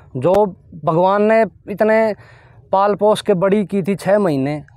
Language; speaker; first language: Hindi; native; Hindi